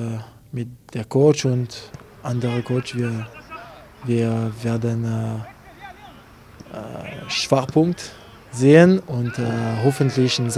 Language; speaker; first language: German; non-native, learner; French